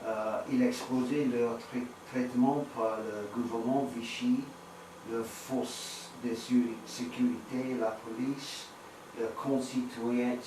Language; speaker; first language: French; non-native, learner; English